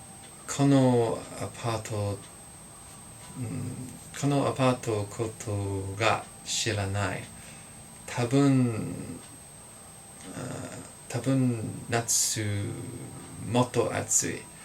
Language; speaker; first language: Japanese; non-native, learner; English